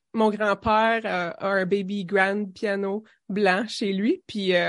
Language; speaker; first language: French; native; French